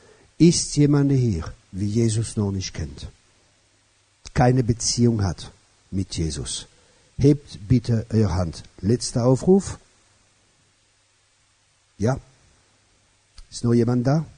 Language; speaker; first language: German; non-native, fluent; French